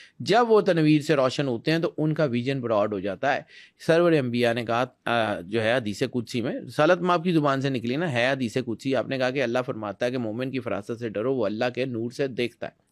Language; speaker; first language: Urdu; non-native, local second language; Punjabi